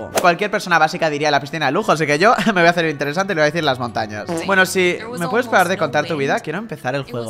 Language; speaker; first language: Spanish; native; Spanish